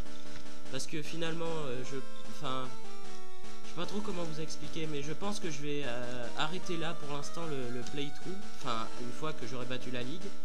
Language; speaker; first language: French; native; French